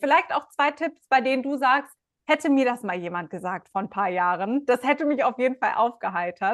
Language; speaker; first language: German; native; German